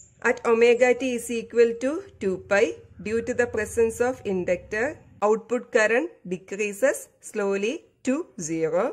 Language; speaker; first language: English; non-native, local second language; Malayalam